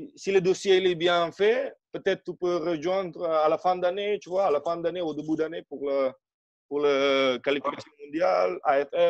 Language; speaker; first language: French; non-native, fluent; Indonesian